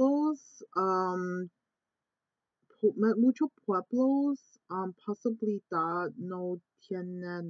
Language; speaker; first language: Spanish; non-native, learner; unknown